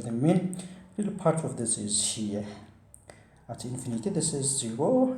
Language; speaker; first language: English; non-native, fluent; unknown